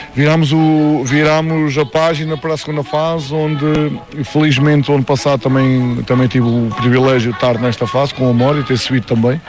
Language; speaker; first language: Portuguese; native; Portuguese